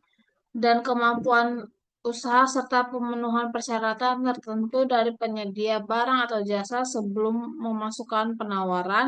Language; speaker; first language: Indonesian; native; Indonesian